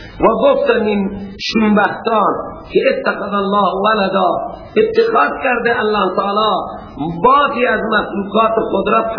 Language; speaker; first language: Persian; native; Persian